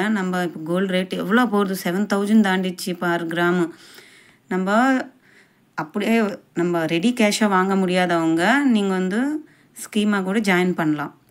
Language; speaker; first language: Tamil; non-native, local second language; Telugu